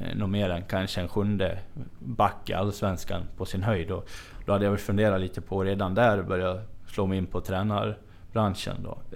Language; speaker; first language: Swedish; native; Swedish